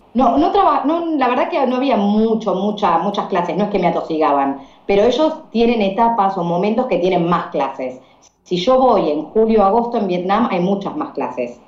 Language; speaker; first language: Spanish; native; Spanish